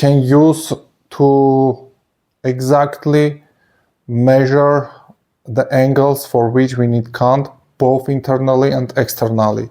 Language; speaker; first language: English; non-native, fluent; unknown